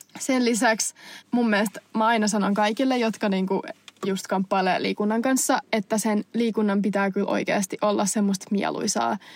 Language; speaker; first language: Finnish; native; Finnish